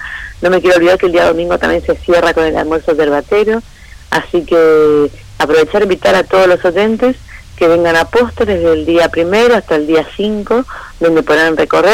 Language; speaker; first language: Spanish; native; Spanish